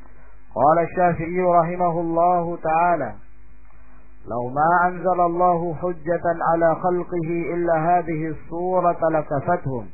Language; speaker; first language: Arabic; non-native, fluent; Indonesian